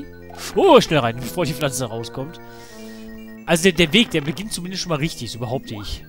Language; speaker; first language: German; native; German